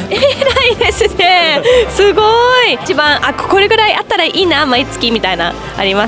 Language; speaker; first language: Japanese; non-native, fluent; English